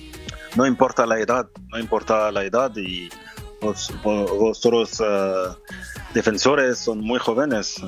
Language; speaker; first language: Spanish; non-native, fluent; French